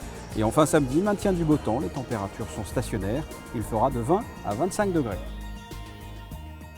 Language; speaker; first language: French; native; French